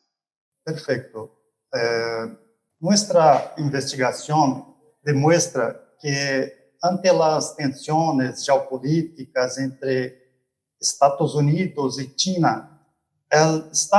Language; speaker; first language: Spanish; non-native, fluent; Portuguese